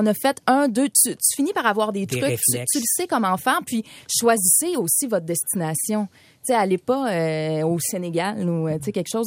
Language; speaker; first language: French; native; French